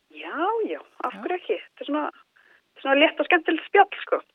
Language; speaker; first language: Icelandic; native; Icelandic